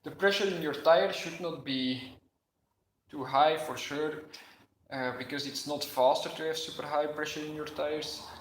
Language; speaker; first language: English; non-native, fluent; Dutch